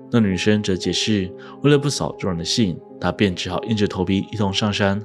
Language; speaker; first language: Chinese; native; Chinese